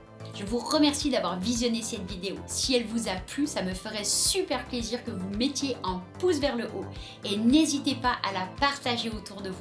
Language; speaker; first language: French; native; French